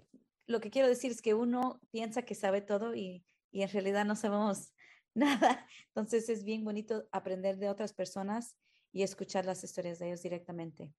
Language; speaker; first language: Spanish; early bilingual, heritage; Spanish